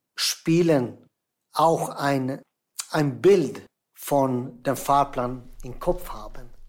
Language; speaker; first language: German; non-native, fluent; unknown